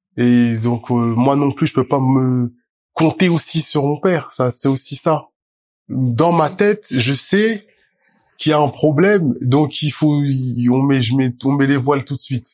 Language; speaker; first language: French; native; French